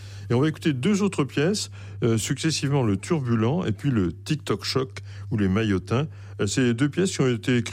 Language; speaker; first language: French; native; French